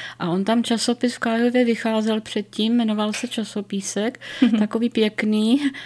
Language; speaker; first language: Czech; native; Czech